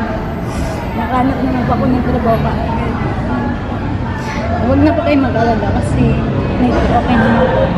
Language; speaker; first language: Filipino; non-native, local second language; Cebuano